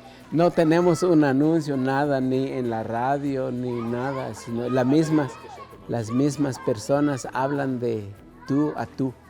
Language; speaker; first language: Spanish; non-native, local second language; Kʼicheʼ